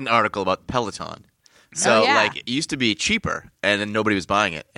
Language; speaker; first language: English; native; English